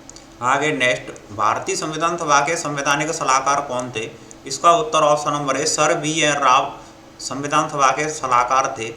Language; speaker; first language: Hindi; native; Hindi